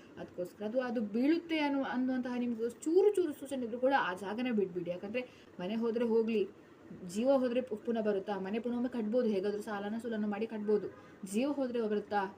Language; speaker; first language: Kannada; non-native, local second language; Tulu